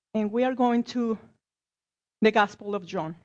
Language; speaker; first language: English; non-native, fluent; Spanish